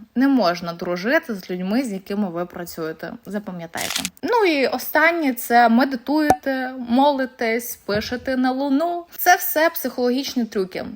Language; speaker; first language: Ukrainian; non-native, local second language; Russian